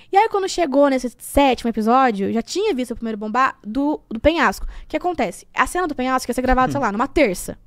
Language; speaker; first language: Portuguese; native; Portuguese